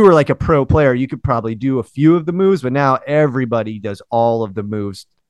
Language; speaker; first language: English; native; English